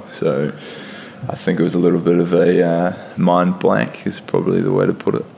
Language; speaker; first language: English; native; English